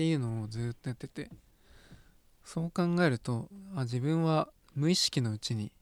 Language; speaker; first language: Japanese; native; Japanese